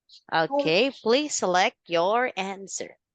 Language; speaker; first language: English; non-native, fluent; Filipino